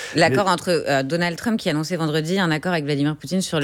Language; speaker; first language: French; native; French